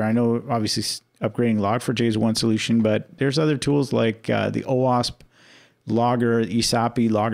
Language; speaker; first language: English; native; English